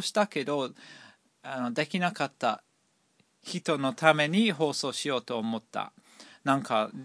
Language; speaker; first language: Japanese; non-native, fluent; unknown